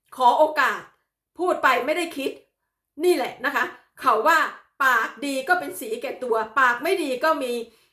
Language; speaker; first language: Thai; native; Thai